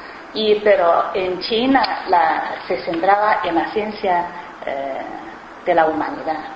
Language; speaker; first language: Spanish; non-native, fluent; Chinese